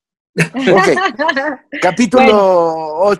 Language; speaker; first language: Spanish; native; Spanish